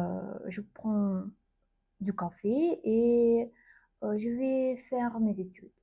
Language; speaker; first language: French; non-native, learner; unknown